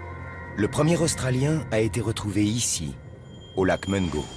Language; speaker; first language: French; native; French